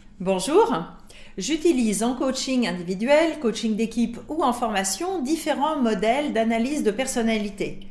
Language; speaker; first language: French; native; French